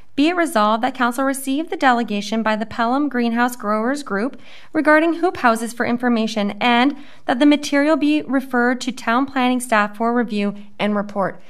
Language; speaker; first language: English; native; English